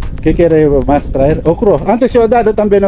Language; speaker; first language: Spanish; non-native, learner; Filipino